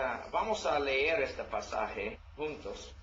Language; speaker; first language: Spanish; non-native, learner; English